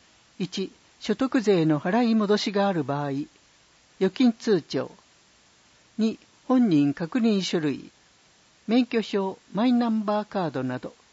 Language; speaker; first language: Japanese; native; Japanese